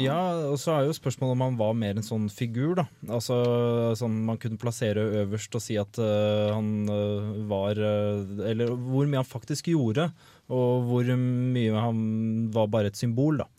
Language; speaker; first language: Norwegian; native; Norwegian